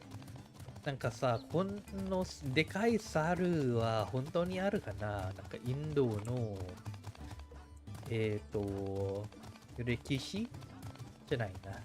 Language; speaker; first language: Japanese; non-native, fluent; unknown